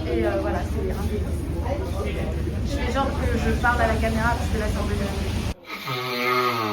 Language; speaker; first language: French; native; French